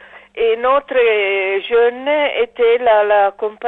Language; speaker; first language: French; non-native, learner; Italian